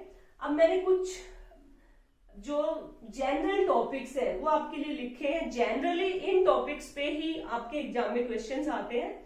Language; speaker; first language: Hindi; native; Hindi